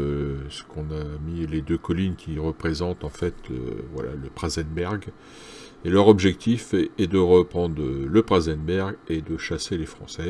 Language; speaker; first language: French; native; French